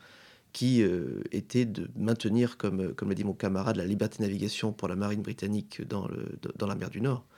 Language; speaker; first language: French; native; French